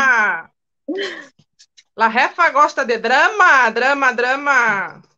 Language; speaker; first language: Spanish; non-native, fluent; Portuguese